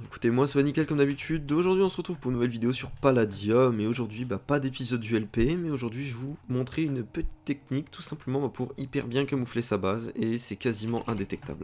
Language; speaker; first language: French; native; French